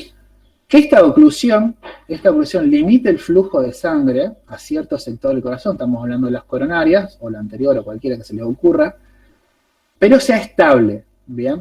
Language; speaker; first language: Spanish; native; Spanish